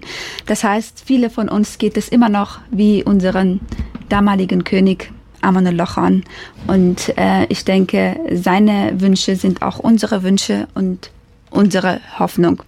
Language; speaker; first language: German; non-native, fluent; Persian